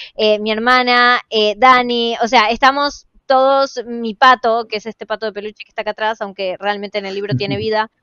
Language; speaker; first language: Spanish; native; Spanish